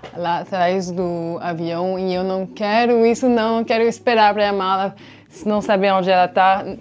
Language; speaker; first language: Portuguese; non-native, learner; French